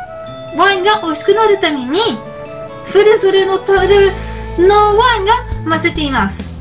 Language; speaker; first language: Japanese; non-native, learner; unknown